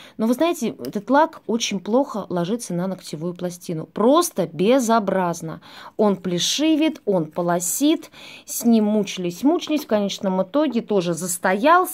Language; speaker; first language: Russian; native; Russian